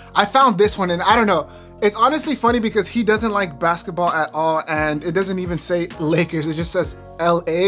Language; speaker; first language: English; early bilingual, other home language; Spanish